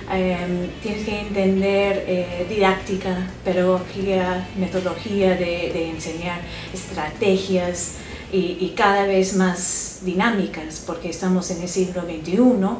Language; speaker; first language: Spanish; non-native, fluent; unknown